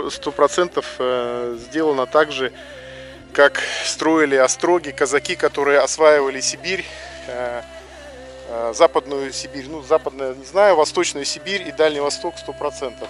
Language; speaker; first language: Russian; native; Russian